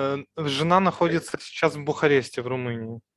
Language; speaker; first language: Russian; native; Russian